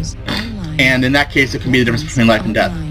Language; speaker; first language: English; native; English